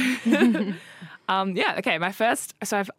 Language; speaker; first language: English; native; English